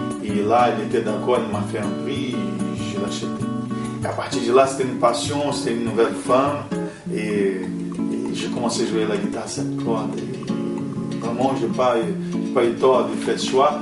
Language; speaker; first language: French; non-native, fluent; Portuguese